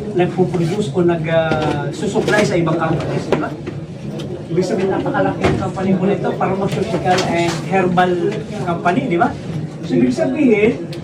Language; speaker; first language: Filipino; native; Filipino